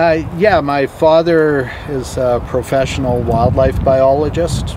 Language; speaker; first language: English; native; English